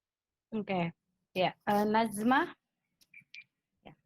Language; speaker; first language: English; non-native, fluent; Indonesian